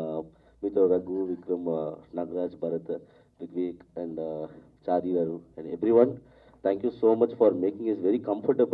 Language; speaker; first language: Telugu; non-native, learner; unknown